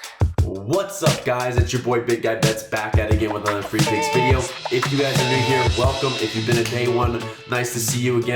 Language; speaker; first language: English; native; English